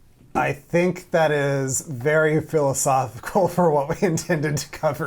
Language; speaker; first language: English; native; English